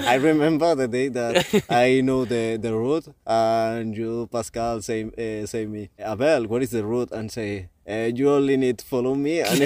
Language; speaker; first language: English; non-native, learner; Spanish